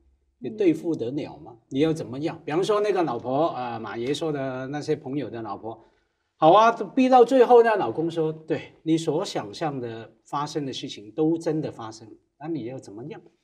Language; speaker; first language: Chinese; native; Chinese